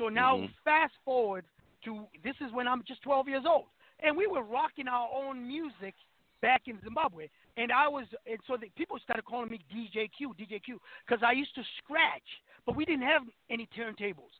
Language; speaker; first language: English; non-native, local second language; Shona